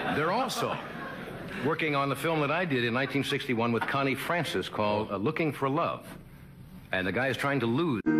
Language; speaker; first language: English; native; English